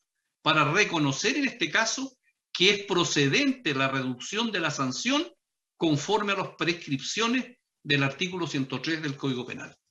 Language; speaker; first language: Spanish; native; Spanish